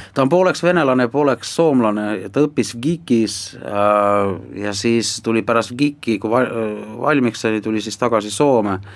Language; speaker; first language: Estonian; non-native, local second language; Finnish